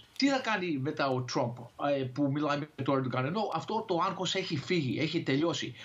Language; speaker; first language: Greek; early bilingual, heritage; Greek